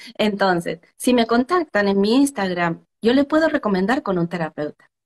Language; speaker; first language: Spanish; native; Spanish